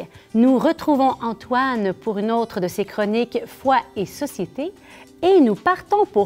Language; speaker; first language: French; native; French